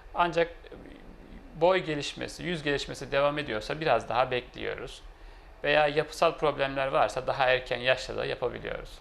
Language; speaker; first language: Turkish; native; Turkish